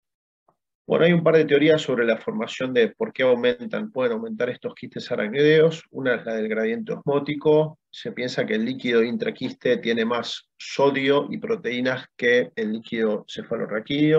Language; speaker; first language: Spanish; native; Spanish